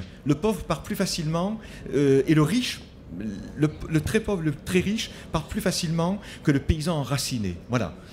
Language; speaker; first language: French; native; French